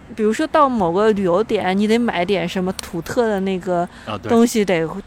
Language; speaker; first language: Chinese; native; Chinese